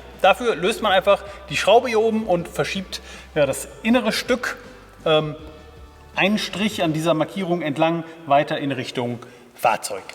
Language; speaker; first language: German; native; German